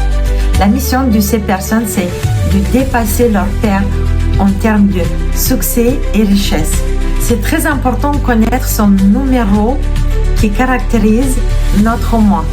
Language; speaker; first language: French; non-native, fluent; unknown